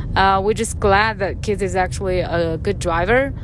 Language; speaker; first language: English; non-native, fluent; Chinese